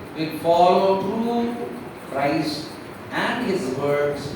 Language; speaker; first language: English; non-native, local second language; Telugu